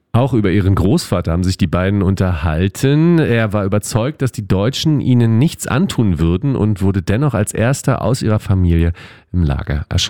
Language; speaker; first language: German; native; German